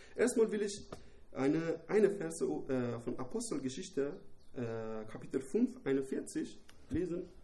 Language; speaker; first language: German; non-native, learner; Persian